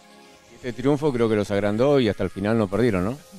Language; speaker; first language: Spanish; native; Spanish